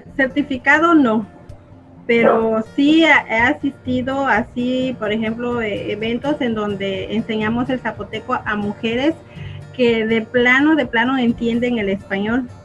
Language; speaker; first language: Spanish; non-native, local second language; Zapotec